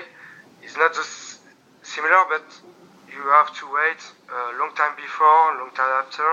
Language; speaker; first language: English; non-native, learner; French